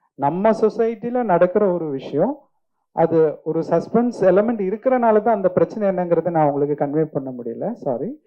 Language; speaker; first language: Tamil; non-native, fluent; Malayalam